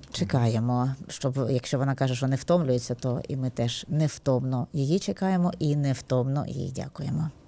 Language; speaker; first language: Ukrainian; native; Ukrainian